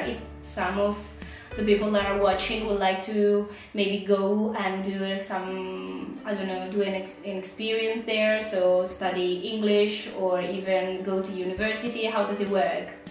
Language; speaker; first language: English; non-native, fluent; Italian